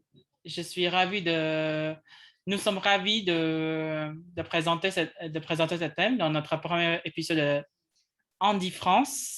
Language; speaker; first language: French; non-native, learner; English